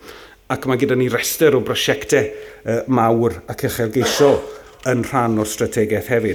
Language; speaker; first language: Welsh; native; Welsh